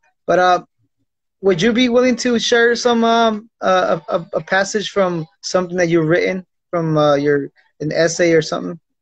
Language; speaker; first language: English; native; English